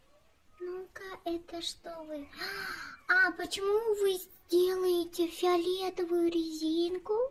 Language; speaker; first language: Russian; non-native, local second language; Kazakh